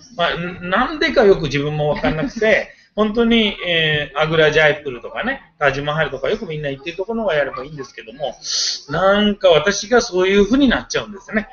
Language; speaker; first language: Japanese; non-native, fluent; Hindi